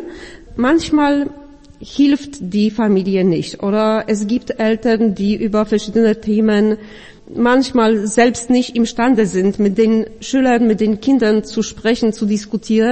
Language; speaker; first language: German; non-native, fluent; Polish